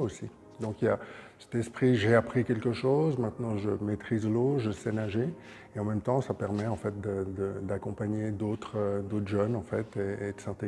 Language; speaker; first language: French; native; French